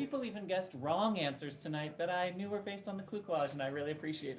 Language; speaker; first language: English; native; English